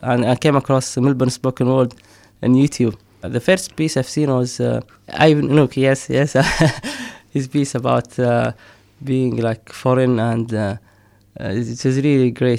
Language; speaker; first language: English; non-native, fluent; Somali